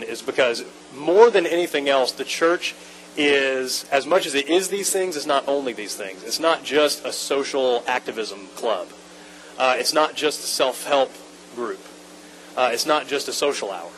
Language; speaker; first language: English; native; English